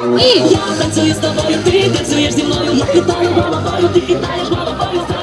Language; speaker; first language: Ukrainian; native; Ukrainian